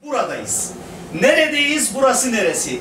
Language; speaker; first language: Turkish; native; Turkish